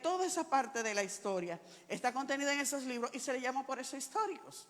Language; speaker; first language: Spanish; native; Spanish